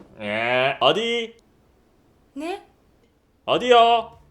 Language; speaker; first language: Korean; native; Korean